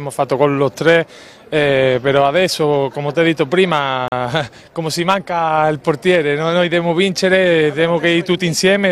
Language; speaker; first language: Italian; non-native, learner; Spanish